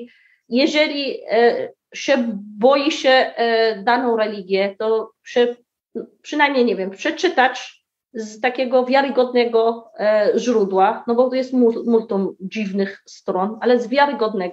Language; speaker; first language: Polish; early bilingual, heritage; Arabic